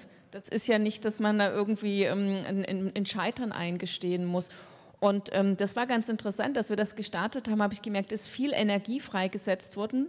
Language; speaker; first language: German; native; German